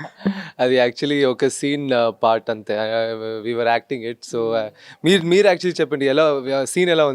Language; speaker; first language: Telugu; non-native, fluent; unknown